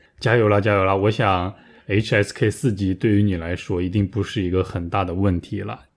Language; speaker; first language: Chinese; native; Chinese